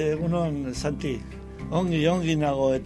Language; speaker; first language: Basque; non-native, learner; Spanish